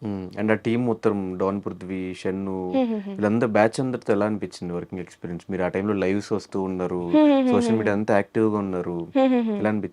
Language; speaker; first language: Telugu; native; Telugu